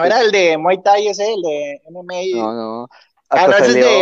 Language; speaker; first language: Spanish; native; Spanish